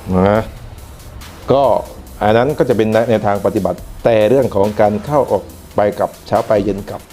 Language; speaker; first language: Thai; non-native, local second language; Northern Khmer